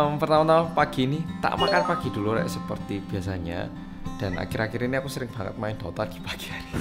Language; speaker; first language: Indonesian; early bilingual, other home language; Korean